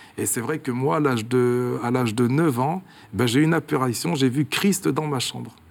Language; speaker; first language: French; early bilingual, other home language; Kabuverdianu